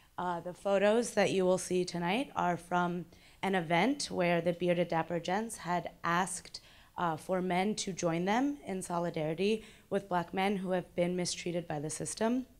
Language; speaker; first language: English; native; English